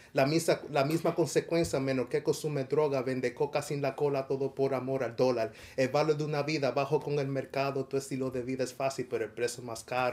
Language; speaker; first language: Spanish; early bilingual, heritage; Spanish